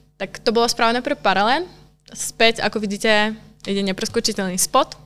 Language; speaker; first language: Slovak; non-native, local second language; Hungarian